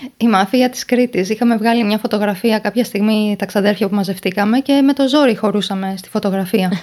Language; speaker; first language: Greek; native; Greek